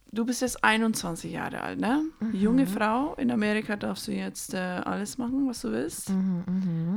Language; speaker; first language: German; non-native, fluent; English